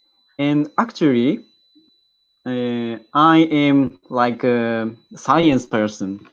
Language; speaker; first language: English; non-native, learner; Japanese